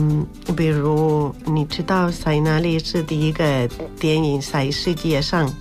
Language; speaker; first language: Chinese; non-native, learner; Spanish